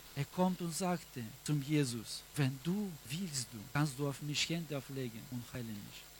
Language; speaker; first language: German; non-native, learner; Russian